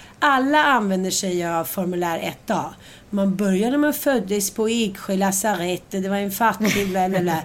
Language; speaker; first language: Swedish; native; Swedish